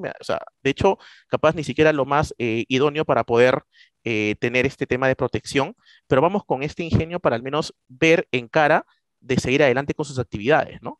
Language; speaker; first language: Spanish; native; Spanish